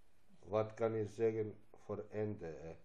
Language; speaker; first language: Dutch; non-native, local second language; Albanian